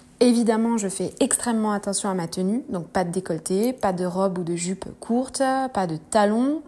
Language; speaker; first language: French; native; French